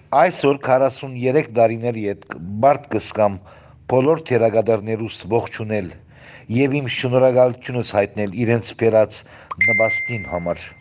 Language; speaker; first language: Armenian; native; Armenian